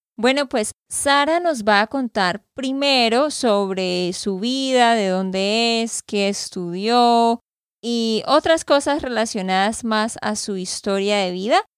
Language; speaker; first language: Spanish; native; Spanish